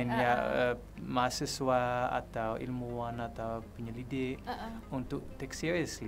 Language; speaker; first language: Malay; non-native, fluent; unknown